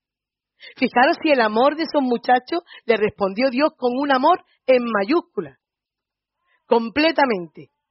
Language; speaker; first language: Spanish; native; Spanish